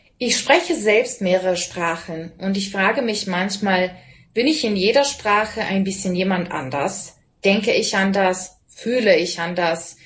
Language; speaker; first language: German; non-native, fluent; Serbian